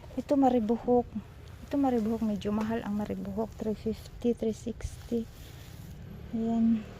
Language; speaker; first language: Filipino; non-native, local second language; Cebuano